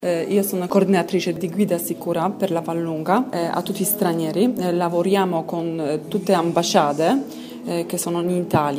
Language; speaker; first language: Italian; non-native, learner; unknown